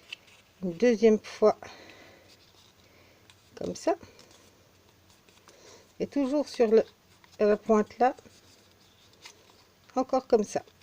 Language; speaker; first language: French; native; French